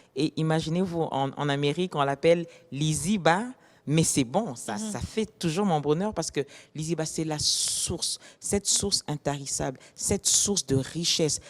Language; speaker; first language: French; non-native, local second language; Lingala